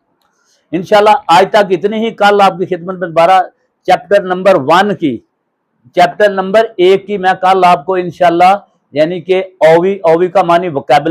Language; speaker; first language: Hindi; non-native, local second language; Punjabi